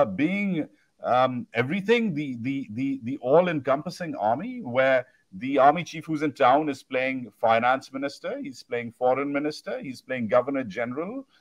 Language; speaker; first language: English; non-native, local second language; Urdu